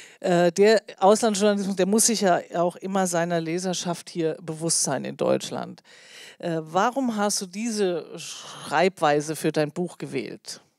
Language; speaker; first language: German; native; German